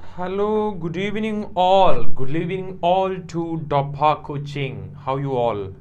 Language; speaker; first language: English; non-native, local second language; Malayalam